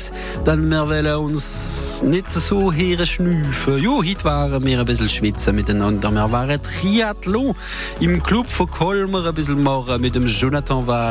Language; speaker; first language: German; native; German